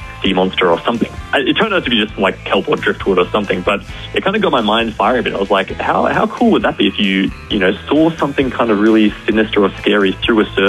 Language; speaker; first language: English; native; English